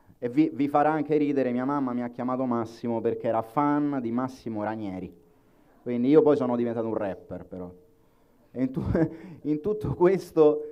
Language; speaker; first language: Italian; native; Italian